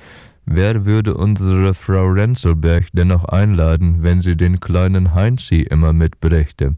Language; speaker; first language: German; native; German